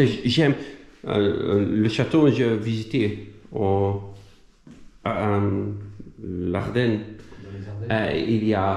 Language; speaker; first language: French; non-native, learner; Dutch